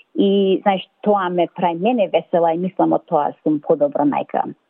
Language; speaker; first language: Macedonian; early bilingual, other home language; English